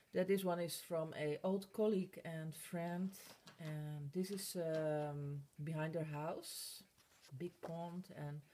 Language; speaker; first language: English; non-native, fluent; Dutch